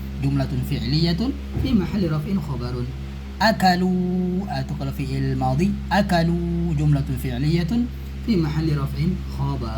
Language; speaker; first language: Arabic; non-native, fluent; Indonesian